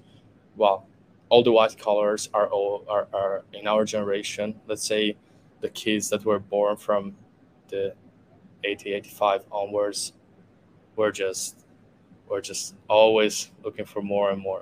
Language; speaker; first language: English; non-native, fluent; Italian